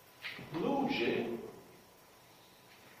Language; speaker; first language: Polish; non-native, fluent; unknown